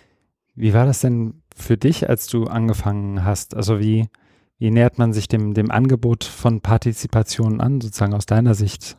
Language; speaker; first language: German; native; German